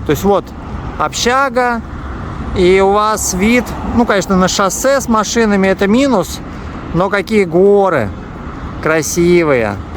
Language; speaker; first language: Russian; native; Russian